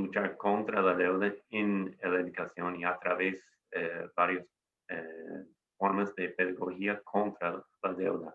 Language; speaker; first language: Spanish; non-native, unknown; English